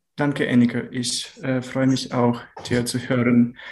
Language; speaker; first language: German; non-native, learner; Ukrainian